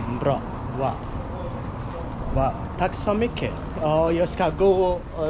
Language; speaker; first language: Swedish; non-native, learner; Somali